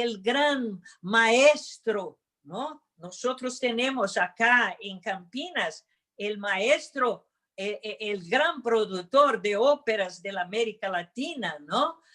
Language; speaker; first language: Spanish; non-native, fluent; Portuguese